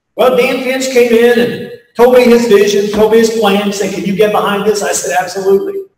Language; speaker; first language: English; native; English